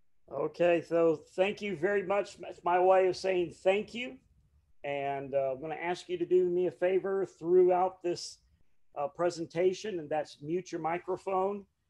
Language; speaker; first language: English; native; English